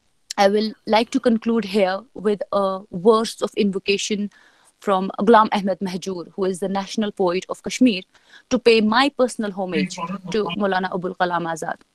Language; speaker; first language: English; non-native, local second language; Kashmiri